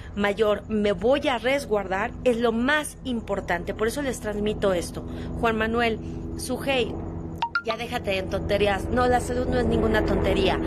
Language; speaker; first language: Spanish; native; Spanish